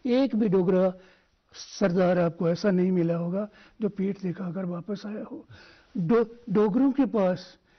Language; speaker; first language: Hindi; non-native, local second language; Dogri